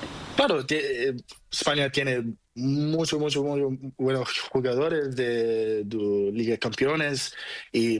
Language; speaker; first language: Spanish; non-native, learner; Portuguese